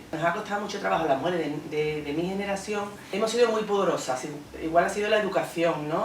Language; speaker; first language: Spanish; native; Spanish